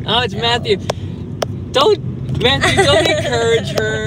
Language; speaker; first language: English; native; English